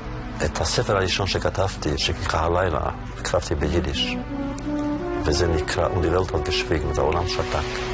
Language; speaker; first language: Hebrew; non-native, fluent; Yiddish